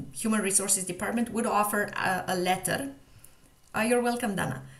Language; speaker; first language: English; non-native, fluent; Romanian